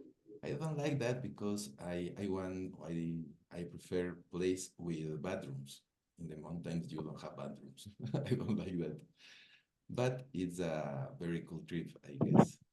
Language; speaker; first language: English; non-native, learner; Spanish